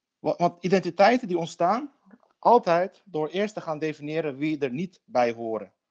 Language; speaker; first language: Dutch; early bilingual, other home language; Turkish